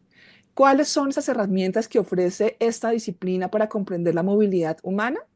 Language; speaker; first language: Spanish; native; Spanish